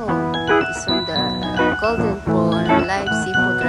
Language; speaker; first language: English; non-native, local second language; Filipino